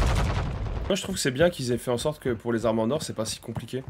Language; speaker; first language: French; native; French